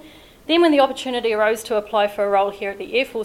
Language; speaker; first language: English; native; English